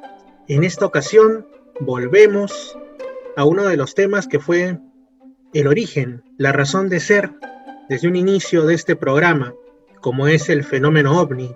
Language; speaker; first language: Spanish; native; Spanish